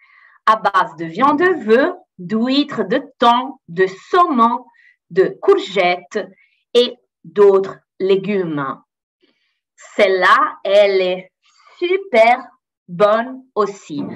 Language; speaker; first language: French; non-native, fluent; Italian